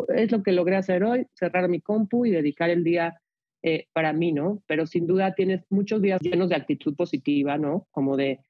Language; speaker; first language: Spanish; native; Spanish